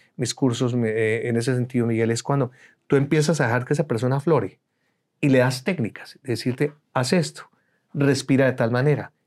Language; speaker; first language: Spanish; native; Spanish